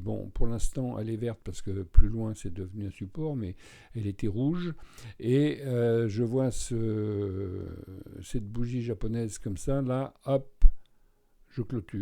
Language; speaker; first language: French; native; French